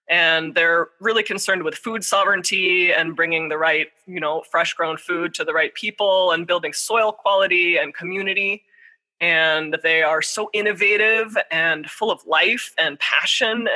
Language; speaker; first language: English; native; English